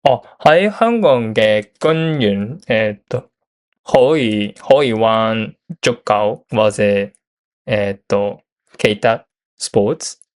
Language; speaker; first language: Cantonese; non-native, learner; Japanese